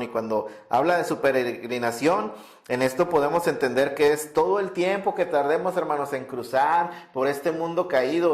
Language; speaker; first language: Spanish; native; Spanish